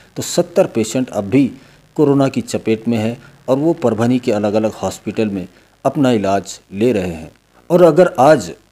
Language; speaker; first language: Hindi; non-native, local second language; Urdu